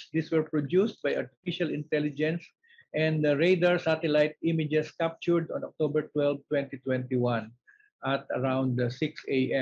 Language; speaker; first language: English; non-native, local second language; Filipino